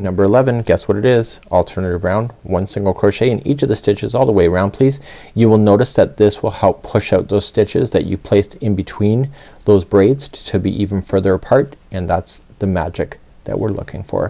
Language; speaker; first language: English; native; English